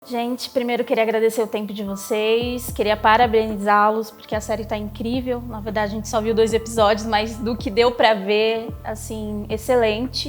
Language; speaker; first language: Portuguese; native; Portuguese